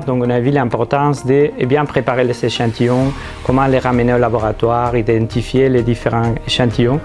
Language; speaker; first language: French; non-native, fluent; Spanish